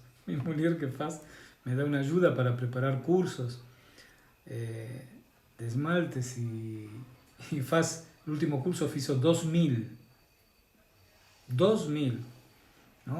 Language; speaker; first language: Portuguese; non-native, learner; Spanish